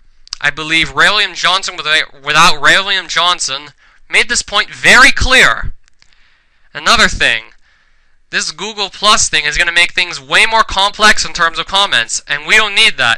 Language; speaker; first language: English; native; English